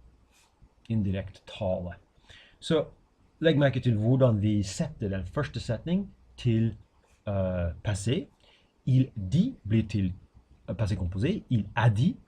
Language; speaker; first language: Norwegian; non-native, fluent; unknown